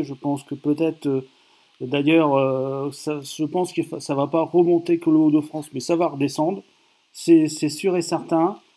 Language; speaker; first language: French; native; French